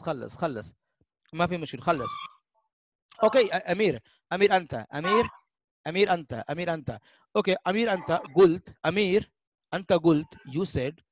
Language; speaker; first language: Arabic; non-native, fluent; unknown